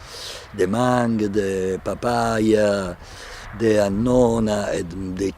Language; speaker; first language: French; non-native, fluent; Italian